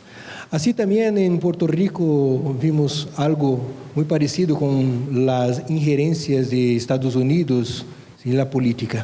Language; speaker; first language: Spanish; non-native, fluent; Portuguese